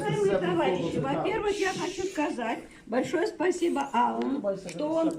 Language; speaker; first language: Russian; native; Russian